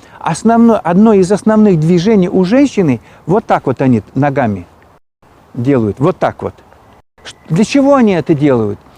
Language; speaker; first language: Russian; non-native, local second language; Chuvash